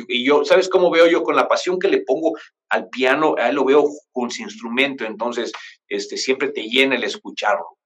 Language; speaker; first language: Spanish; native; Spanish